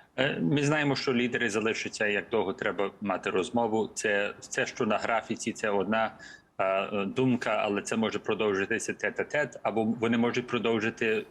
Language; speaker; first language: Ukrainian; early bilingual, heritage; English